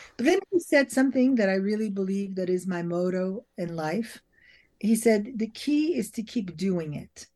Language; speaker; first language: English; early bilingual, other home language; French